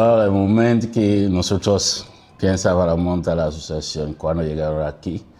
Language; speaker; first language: Spanish; non-native, learner; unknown